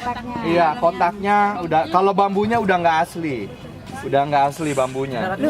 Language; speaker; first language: Indonesian; native; Indonesian